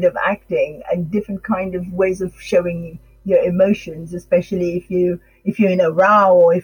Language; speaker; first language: English; non-native, local second language; Krio